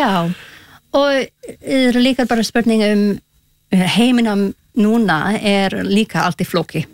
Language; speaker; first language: Icelandic; non-native, learner; English